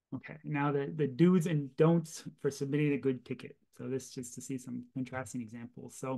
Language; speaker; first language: English; native; English